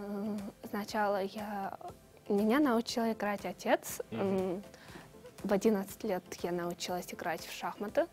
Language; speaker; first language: Russian; non-native, local second language; Kyrgyz